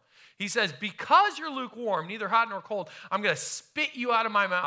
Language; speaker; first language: English; native; English